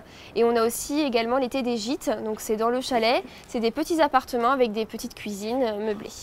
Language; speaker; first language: French; native; French